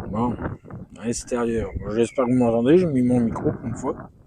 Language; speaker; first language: French; native; French